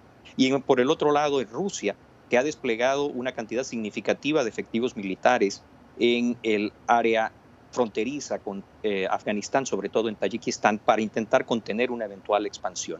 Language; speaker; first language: Spanish; native; Spanish